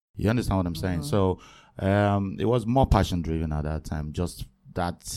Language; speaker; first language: English; non-native, local second language; Yoruba